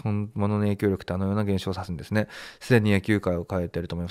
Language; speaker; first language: Japanese; native; Japanese